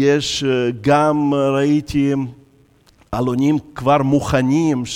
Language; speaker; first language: Hebrew; non-native, fluent; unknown